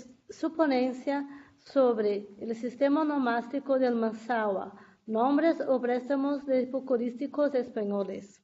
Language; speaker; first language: Spanish; non-native, fluent; Portuguese